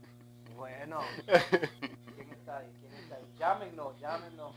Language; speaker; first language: Spanish; early bilingual, heritage; Spanish